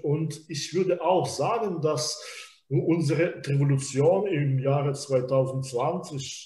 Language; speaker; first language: German; non-native, fluent; Belarusian